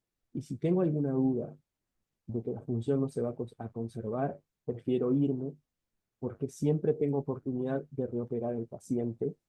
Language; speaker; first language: Spanish; native; Spanish